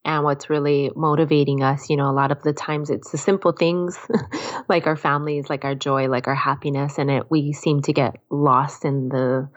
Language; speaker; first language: English; native; English